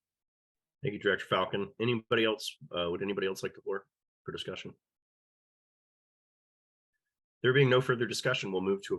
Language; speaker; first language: English; native; English